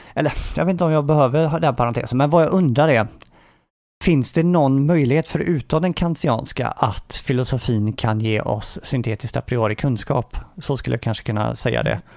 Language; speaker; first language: Swedish; native; Swedish